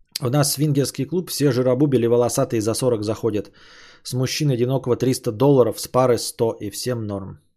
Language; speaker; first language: Russian; native; Russian